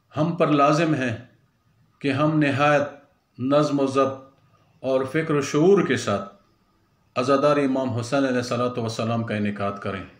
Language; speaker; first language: Urdu; non-native, local second language; Pashto